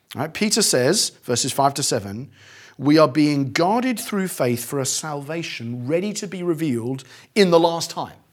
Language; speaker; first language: English; native; English